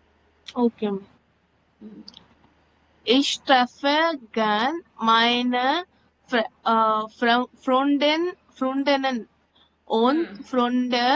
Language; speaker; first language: German; non-native, learner; Tamil